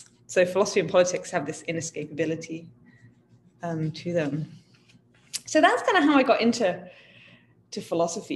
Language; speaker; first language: English; native; English